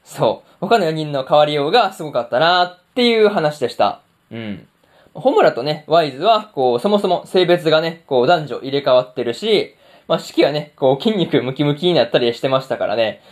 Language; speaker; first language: Japanese; native; Japanese